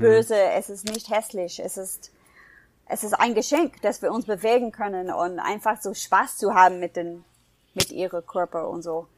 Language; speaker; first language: German; non-native, fluent; English